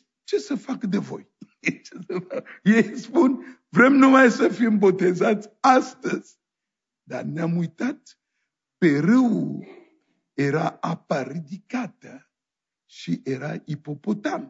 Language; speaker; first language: Romanian; non-native, fluent; French